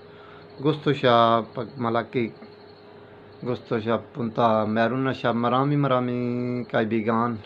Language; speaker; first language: Filipino; non-native, learner; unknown